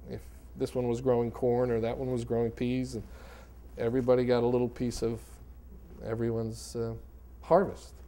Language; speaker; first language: English; native; English